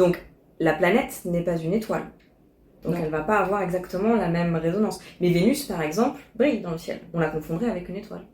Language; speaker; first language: French; native; French